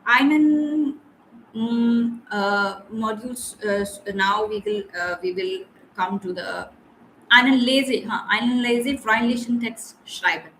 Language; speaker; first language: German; non-native, learner; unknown